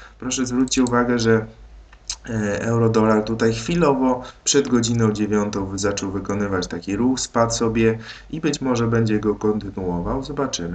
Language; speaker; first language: Polish; native; Polish